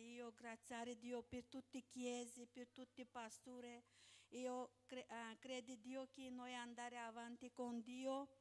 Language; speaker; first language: Italian; non-native, learner; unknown